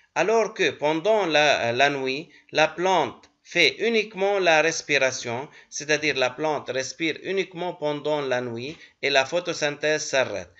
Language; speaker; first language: French; non-native, local second language; Arabic